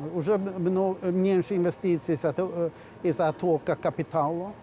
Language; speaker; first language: Russian; non-native, fluent; Swedish